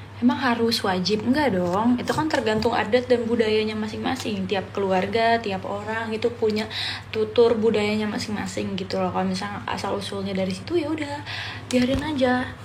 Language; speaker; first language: Indonesian; native; Indonesian